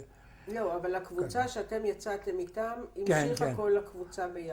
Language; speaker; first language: Hebrew; native; Hebrew